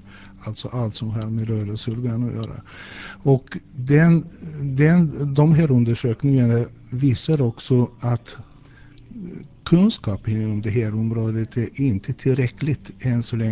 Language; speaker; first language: Swedish; non-native, fluent; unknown